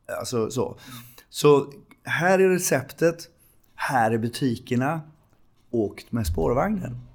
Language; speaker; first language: Swedish; native; Swedish